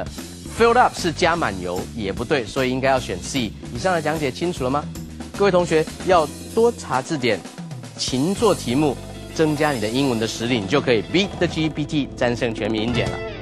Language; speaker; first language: Chinese; native; Chinese